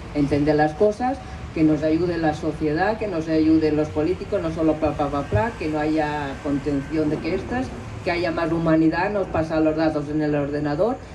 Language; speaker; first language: Spanish; non-native, local second language; Catalan